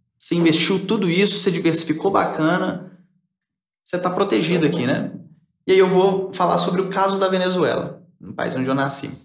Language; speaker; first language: Portuguese; early bilingual, other home language; Spanish